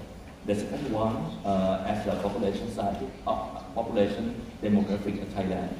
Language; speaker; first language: English; non-native, fluent; Thai